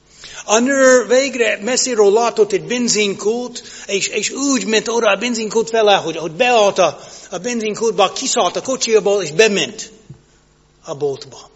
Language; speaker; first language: Hungarian; non-native, fluent; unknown